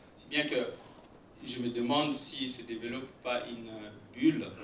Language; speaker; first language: French; non-native, local second language; Swahili